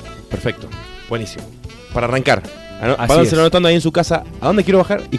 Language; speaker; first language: Spanish; native; Spanish